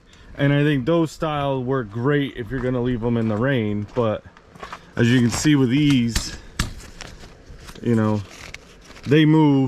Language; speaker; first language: English; native; English